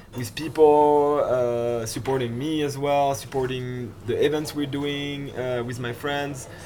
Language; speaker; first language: English; non-native, fluent; French